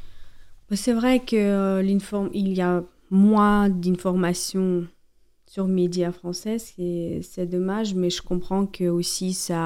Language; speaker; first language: French; non-native, fluent; Ukrainian